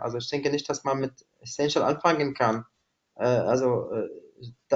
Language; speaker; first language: German; non-native, fluent; Arabic